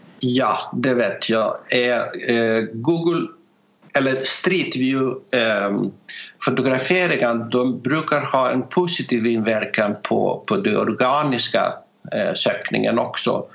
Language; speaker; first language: Swedish; non-native, fluent; Greek